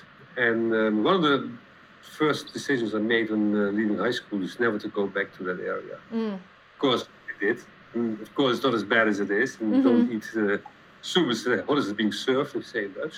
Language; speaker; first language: English; non-native, fluent; Dutch